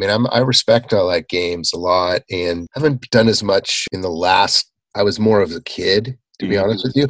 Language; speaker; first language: English; native; English